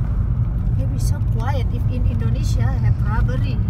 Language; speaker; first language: English; non-native, learner; Indonesian